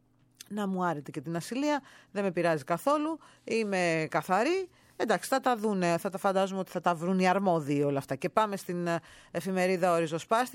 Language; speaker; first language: Greek; native; Greek